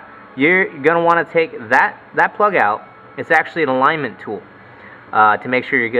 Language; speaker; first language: English; native; English